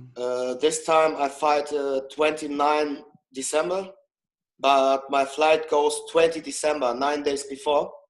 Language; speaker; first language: English; non-native, fluent; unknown